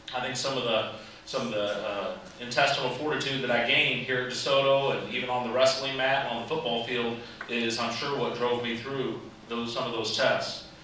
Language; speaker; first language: English; native; English